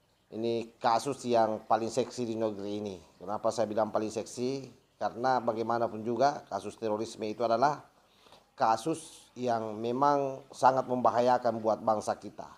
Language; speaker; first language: Indonesian; native; Indonesian